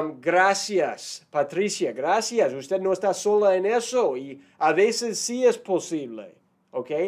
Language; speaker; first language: Spanish; non-native, fluent; English